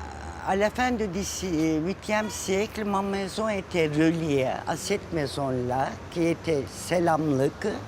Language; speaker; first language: French; non-native, fluent; Turkish